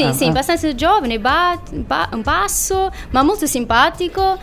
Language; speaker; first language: Italian; non-native, learner; Portuguese